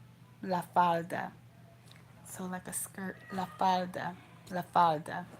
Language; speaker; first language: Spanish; non-native, learner; English